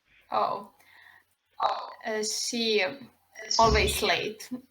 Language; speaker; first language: English; non-native, learner; Serbian